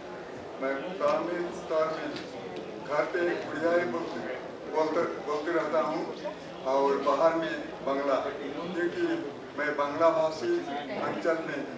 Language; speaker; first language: Hindi; non-native, local second language; Odia